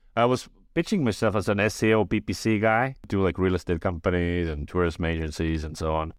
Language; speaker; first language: English; non-native, fluent; Estonian